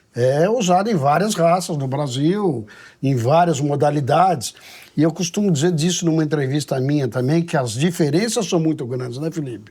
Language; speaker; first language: Portuguese; native; Portuguese